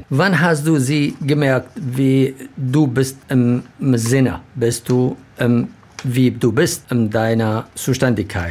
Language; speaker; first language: German; non-native, learner; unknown